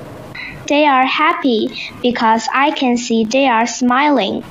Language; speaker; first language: English; non-native, learner; Chinese